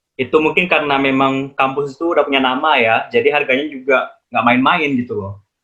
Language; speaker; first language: Indonesian; native; Indonesian